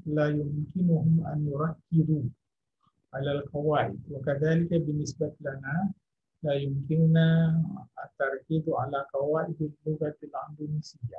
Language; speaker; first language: Arabic; non-native, fluent; Indonesian